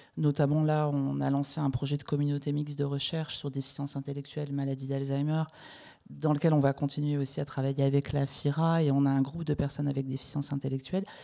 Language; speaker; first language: French; native; French